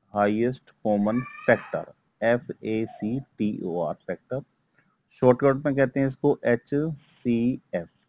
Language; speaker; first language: Hindi; native; Hindi